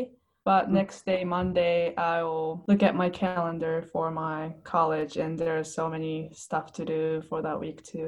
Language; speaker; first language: English; non-native, fluent; Japanese